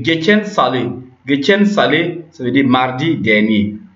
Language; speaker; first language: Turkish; non-native, learner; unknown